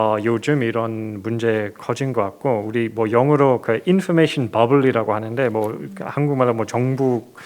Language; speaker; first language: Korean; non-native, fluent; English